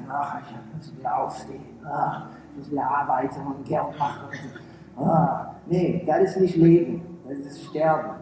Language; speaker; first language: German; early bilingual, heritage; English